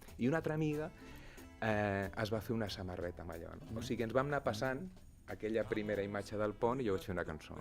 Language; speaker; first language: Catalan; native; Catalan